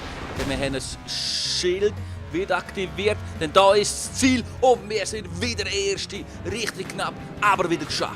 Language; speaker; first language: German; native; German